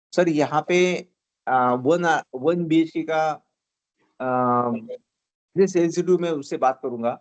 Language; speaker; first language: Hindi; non-native, local second language; Marathi